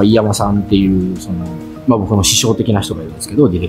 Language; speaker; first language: Japanese; native; Japanese